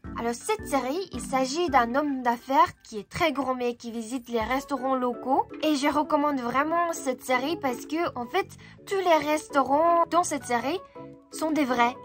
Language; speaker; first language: French; non-native, fluent; Japanese